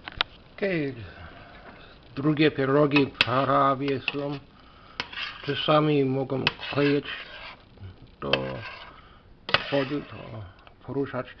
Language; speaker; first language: Polish; early bilingual, heritage; English